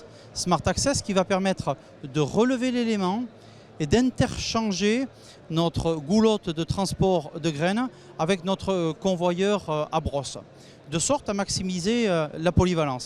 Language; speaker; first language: French; native; French